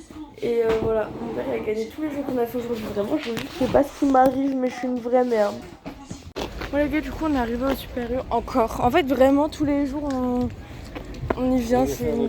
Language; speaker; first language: French; native; French